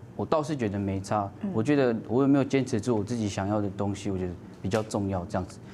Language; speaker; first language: Chinese; non-native, local second language; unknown